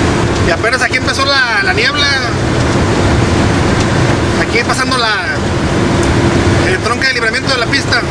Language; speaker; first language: Spanish; native; Spanish